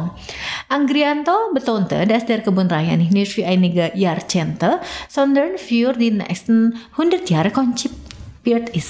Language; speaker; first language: German; non-native, fluent; Indonesian